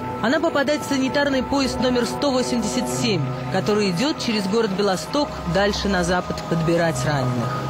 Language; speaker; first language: Russian; native; Russian